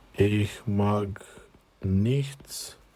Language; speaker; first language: German; non-native, fluent; Romanian